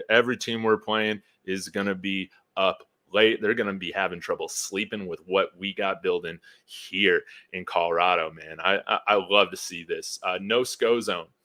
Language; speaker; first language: English; native; English